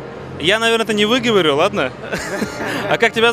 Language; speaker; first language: Russian; native; Russian